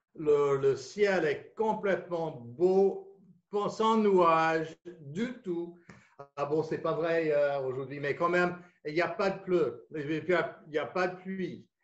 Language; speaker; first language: French; non-native, fluent; English